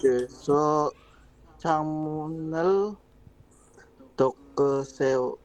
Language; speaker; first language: Korean; non-native, learner; Indonesian